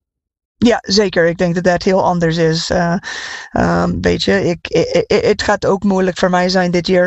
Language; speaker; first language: Dutch; non-native, fluent; English